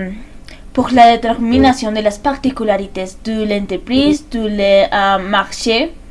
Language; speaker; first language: French; non-native, learner; Spanish